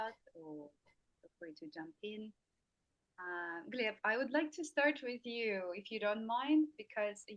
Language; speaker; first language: English; non-native, fluent; Russian